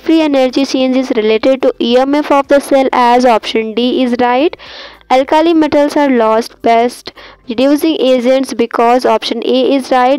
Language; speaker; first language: English; non-native, local second language; Hindi